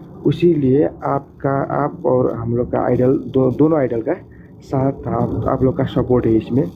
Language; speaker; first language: Hindi; non-native, learner; Nepali